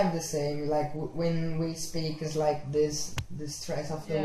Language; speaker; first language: English; non-native, fluent; Portuguese